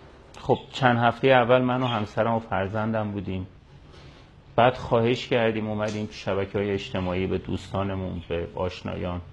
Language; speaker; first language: Persian; native; Persian